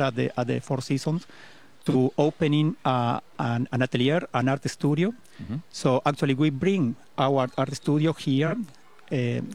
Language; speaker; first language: English; non-native, fluent; Spanish